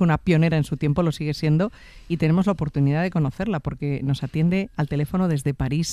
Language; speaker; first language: Spanish; native; Spanish